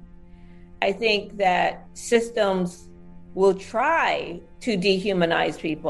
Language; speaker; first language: English; native; English